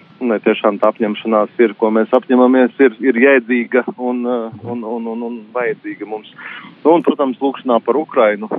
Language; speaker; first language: Latvian; native; Latvian